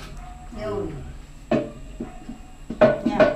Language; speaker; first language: Filipino; native; Filipino